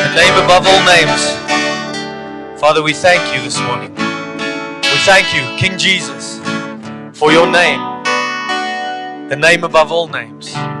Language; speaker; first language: English; non-native, local second language; Afrikaans